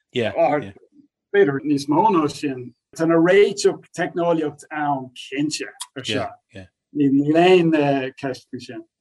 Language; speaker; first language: Irish; non-native, local second language; English